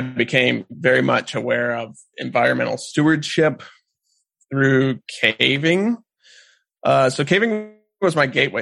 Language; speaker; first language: English; native; English